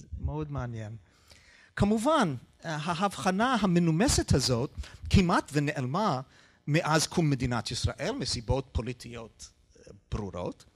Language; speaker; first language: Hebrew; non-native, fluent; English